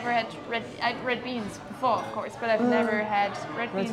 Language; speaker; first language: English; non-native, fluent; German